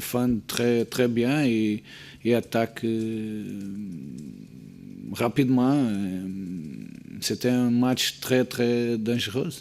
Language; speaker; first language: French; non-native, learner; Portuguese